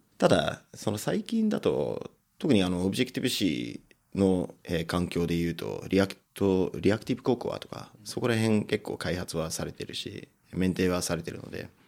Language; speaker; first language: Japanese; non-native, fluent; English